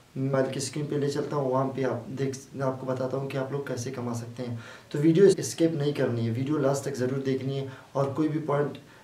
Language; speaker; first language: Urdu; non-native, local second language; Baluchi